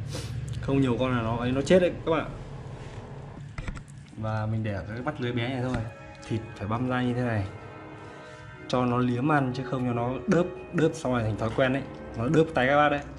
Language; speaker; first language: Vietnamese; native; Vietnamese